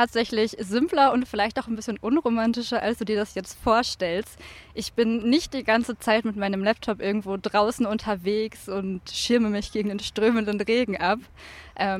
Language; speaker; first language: German; native; German